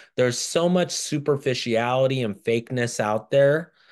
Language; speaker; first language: English; early bilingual, other home language; Japanese